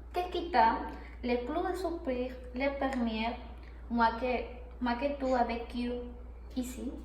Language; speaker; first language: French; non-native, learner; Spanish